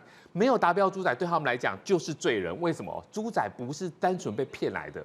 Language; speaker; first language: Chinese; native; Chinese